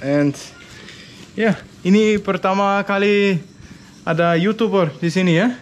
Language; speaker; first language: Indonesian; non-native, learner; Danish